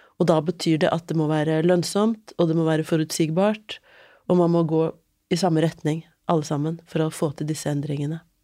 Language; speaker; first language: Norwegian; native; Norwegian